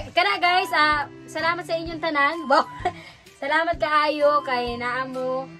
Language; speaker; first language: Filipino; native; Filipino